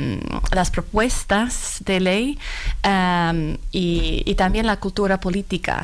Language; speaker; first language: Spanish; non-native, fluent; Finnish